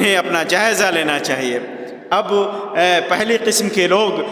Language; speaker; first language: Urdu; native; Urdu